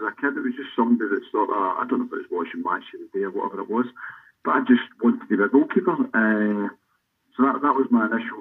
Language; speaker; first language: English; native; English